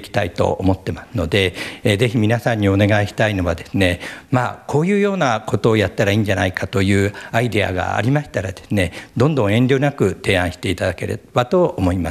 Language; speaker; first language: Japanese; native; Japanese